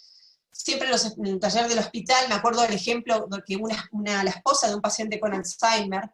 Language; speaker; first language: Spanish; native; Spanish